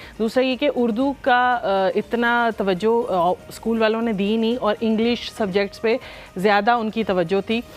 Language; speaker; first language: Urdu; native; Urdu